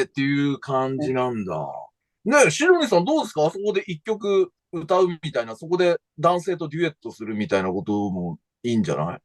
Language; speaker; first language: Japanese; native; Japanese